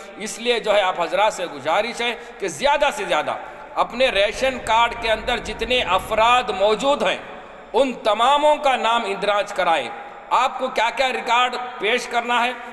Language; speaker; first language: Urdu; native; Urdu